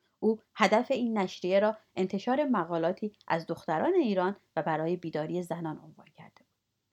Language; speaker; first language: Persian; native; Persian